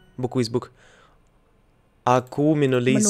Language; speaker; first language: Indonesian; non-native, learner; Russian